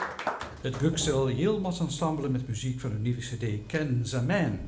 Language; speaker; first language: Dutch; native; Dutch